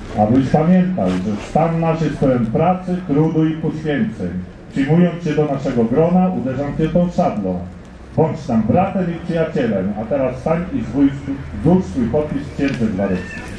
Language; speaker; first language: Polish; native; Polish